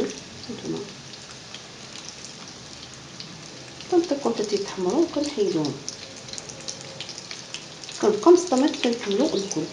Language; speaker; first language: Arabic; native; Arabic